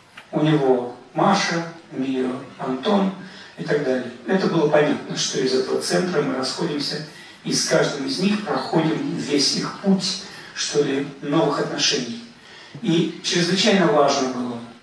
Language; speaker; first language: Russian; native; Russian